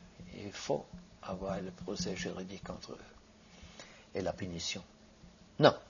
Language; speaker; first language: French; non-native, fluent; Norwegian